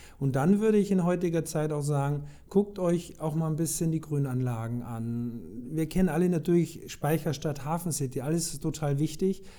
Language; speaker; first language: German; native; German